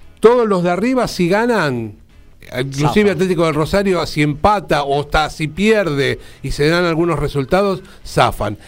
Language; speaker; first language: Spanish; native; Spanish